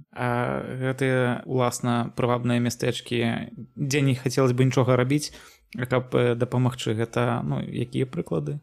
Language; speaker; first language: Belarusian; non-native, local second language; Russian